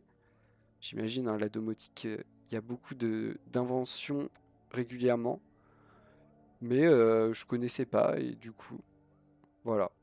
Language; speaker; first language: French; native; French